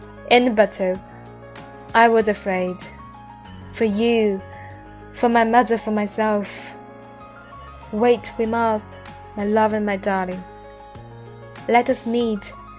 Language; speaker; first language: English; non-native, fluent; Chinese